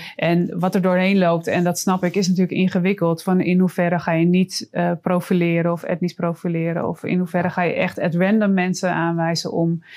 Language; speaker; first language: Dutch; native; Dutch